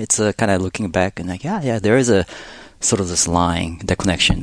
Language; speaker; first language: English; non-native, fluent; Japanese